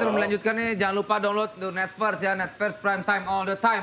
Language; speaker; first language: Indonesian; native; Indonesian